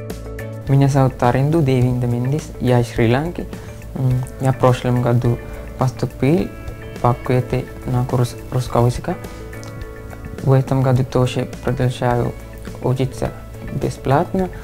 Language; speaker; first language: Russian; non-native, learner; Sinhala